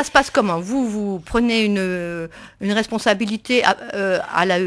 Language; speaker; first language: French; native; French